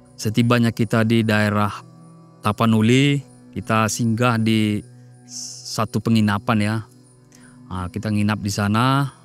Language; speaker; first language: Indonesian; non-native, local second language; Batak Toba